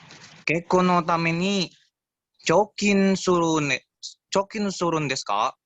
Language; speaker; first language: Japanese; non-native, learner; Indonesian